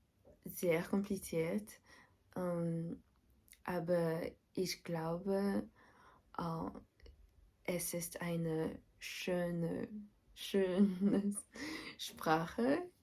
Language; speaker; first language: German; non-native, learner; French